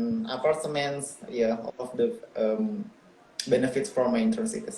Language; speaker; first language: English; non-native, local second language; Indonesian